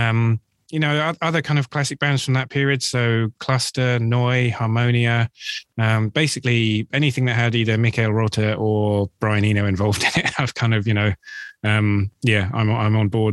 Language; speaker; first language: English; native; English